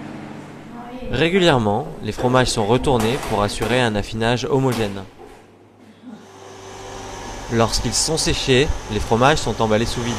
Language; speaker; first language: French; native; French